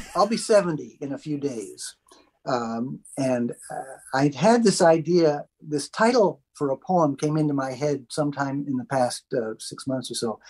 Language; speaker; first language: English; native; English